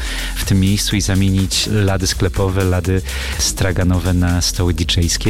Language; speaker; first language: Polish; native; Polish